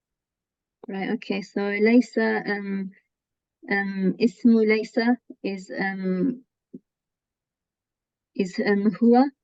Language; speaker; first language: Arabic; non-native, learner; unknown